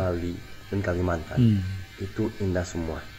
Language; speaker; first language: Indonesian; non-native, fluent; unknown